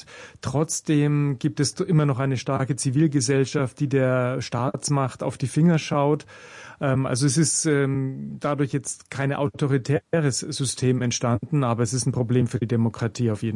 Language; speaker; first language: German; native; German